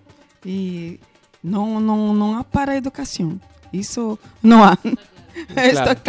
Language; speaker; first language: Spanish; non-native, learner; Portuguese